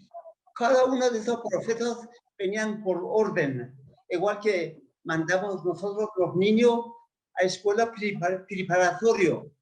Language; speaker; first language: Spanish; non-native, fluent; Persian